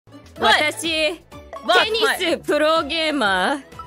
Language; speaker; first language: Japanese; non-native, learner; English